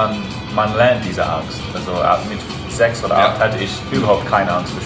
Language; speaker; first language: German; non-native, fluent; English